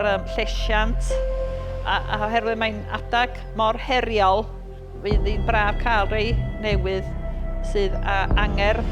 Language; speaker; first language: Welsh; native; Welsh